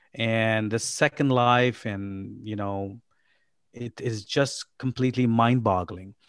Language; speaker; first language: English; non-native, local second language; Urdu